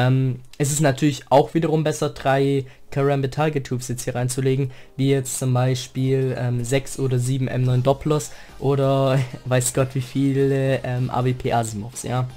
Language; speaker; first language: German; native; German